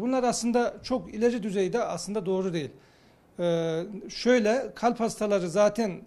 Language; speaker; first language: Turkish; native; Turkish